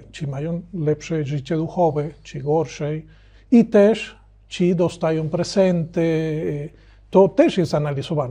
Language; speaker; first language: Polish; non-native, learner; Spanish